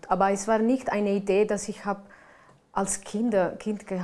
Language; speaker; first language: German; non-native, fluent; Italian